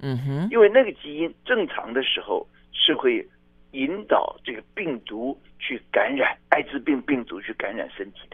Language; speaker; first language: Chinese; native; Chinese